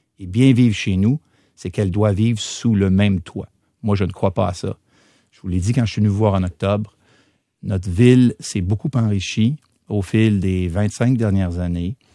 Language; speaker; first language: French; native; French